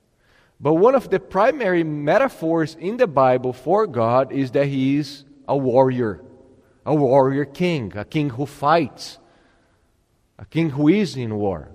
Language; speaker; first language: English; non-native, fluent; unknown